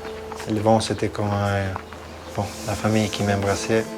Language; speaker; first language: French; non-native, fluent; Italian